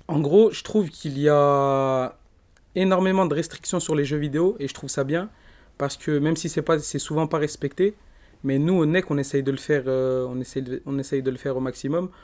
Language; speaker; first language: French; native; French